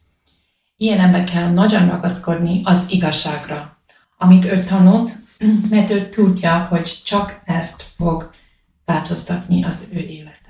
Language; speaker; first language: Hungarian; non-native, learner; English